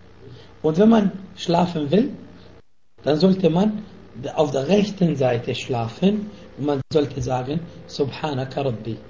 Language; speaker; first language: German; non-native, fluent; Arabic